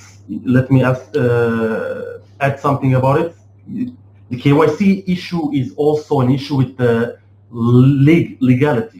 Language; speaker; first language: English; non-native, fluent; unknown